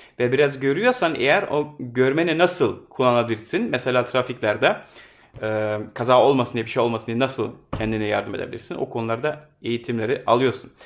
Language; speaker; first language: Turkish; early bilingual, heritage; Turkish